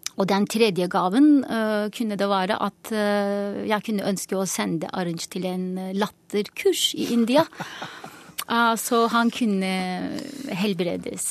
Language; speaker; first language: Norwegian; non-native, fluent; Turkish